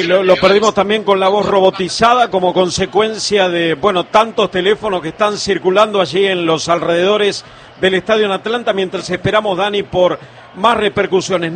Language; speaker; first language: Spanish; native; Spanish